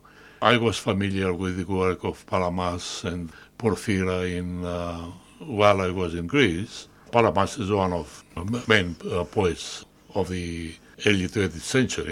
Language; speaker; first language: English; non-native, fluent; Greek